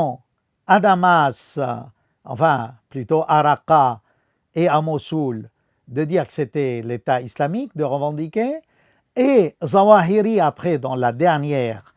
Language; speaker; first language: French; non-native, fluent; Arabic